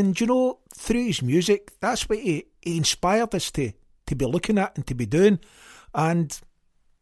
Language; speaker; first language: English; native; English